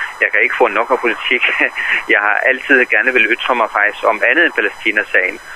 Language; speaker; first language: Danish; non-native, fluent; Arabic